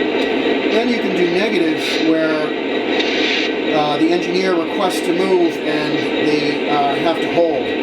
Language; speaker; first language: English; native; English